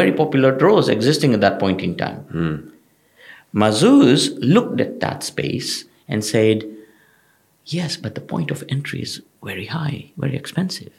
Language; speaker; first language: English; non-native, local second language; Gujarati